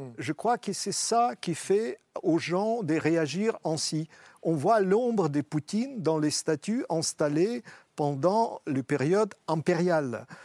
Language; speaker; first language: French; non-native, fluent; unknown